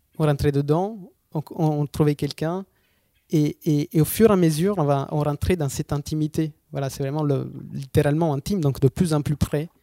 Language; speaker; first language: French; non-native, fluent; Italian